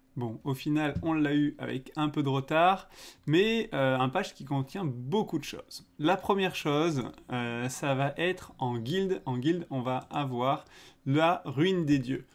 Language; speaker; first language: French; native; French